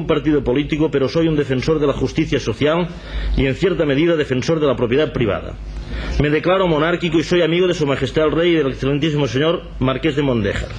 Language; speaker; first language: Spanish; non-native, local second language; Catalan